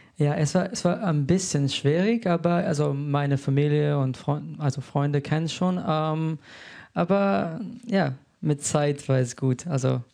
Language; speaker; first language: German; non-native, learner; Slovenian